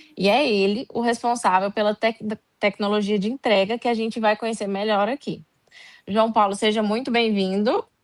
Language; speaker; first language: Portuguese; native; Portuguese